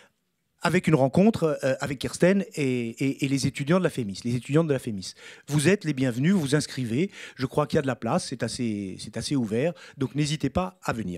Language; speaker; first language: French; native; French